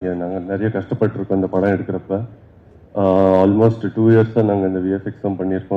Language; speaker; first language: Tamil; non-native, local second language; Telugu